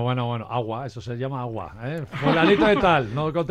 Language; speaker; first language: Spanish; native; Spanish